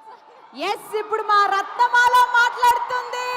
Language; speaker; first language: Telugu; native; Telugu